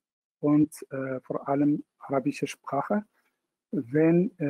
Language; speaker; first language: German; non-native, fluent; Arabic